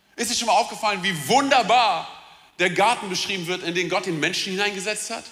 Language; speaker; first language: German; early bilingual, other home language; Romanian